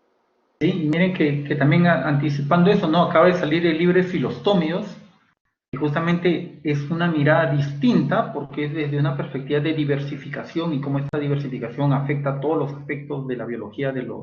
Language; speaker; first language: Spanish; native; Spanish